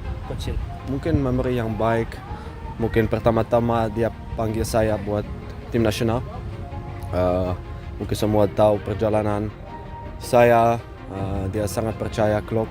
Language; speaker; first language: Indonesian; non-native, fluent; Dutch